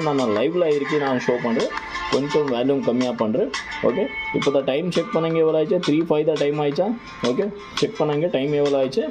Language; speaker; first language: Tamil; non-native, local second language; Malayalam